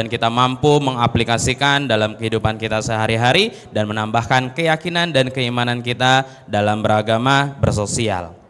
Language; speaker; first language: Indonesian; native; Indonesian